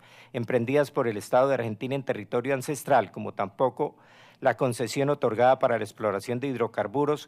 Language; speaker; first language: Spanish; native; Spanish